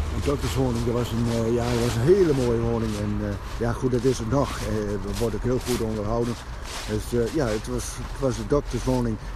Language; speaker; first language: Dutch; native; Dutch